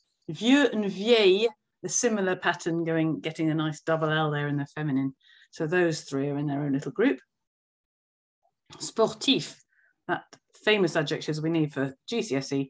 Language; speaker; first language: English; native; English